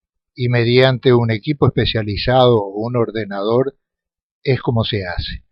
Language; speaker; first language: Spanish; native; Spanish